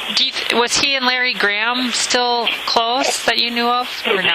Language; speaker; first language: English; native; English